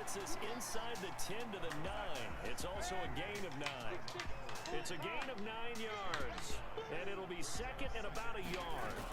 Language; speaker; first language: English; native; English